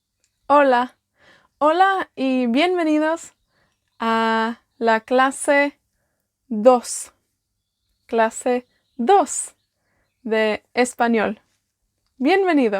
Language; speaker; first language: Spanish; non-native, fluent; Welsh